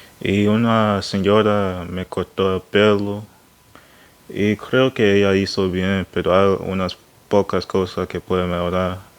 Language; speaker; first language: Spanish; non-native, learner; English